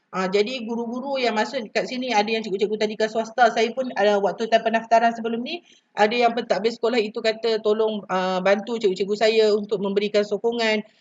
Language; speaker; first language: Malay; native; Malay